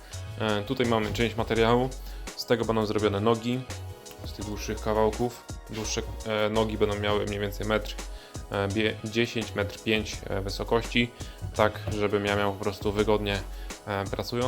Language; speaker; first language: Polish; native; Polish